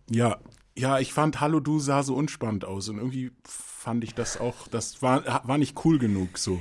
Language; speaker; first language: German; early bilingual, other home language; English